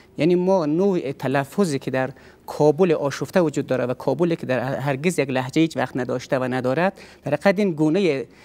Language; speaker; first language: Persian; native; Persian